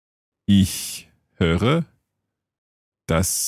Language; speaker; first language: German; non-native, learner; English